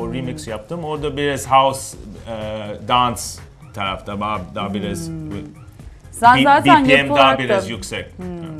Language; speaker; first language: Turkish; non-native, learner; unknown